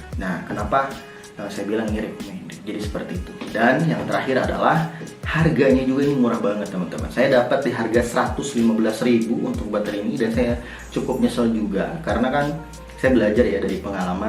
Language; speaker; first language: Indonesian; native; Indonesian